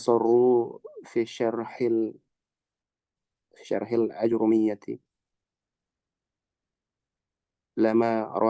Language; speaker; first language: Arabic; non-native, learner; Indonesian